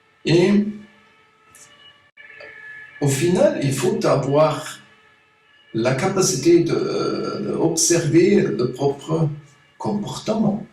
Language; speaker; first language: French; non-native, fluent; German